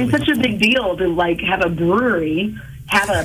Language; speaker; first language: English; native; English